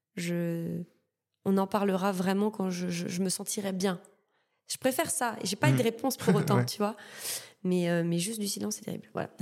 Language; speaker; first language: French; native; French